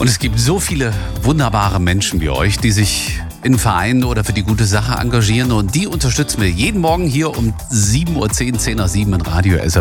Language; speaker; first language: German; native; German